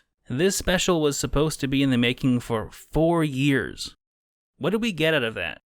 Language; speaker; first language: English; native; English